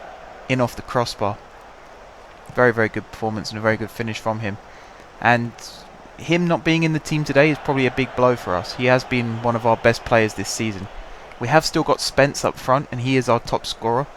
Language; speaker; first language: English; native; English